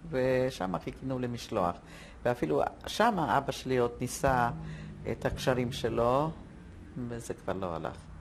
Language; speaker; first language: Hebrew; non-native, fluent; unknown